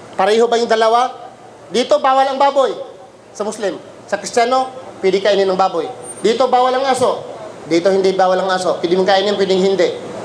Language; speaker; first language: Filipino; non-native, local second language; Cebuano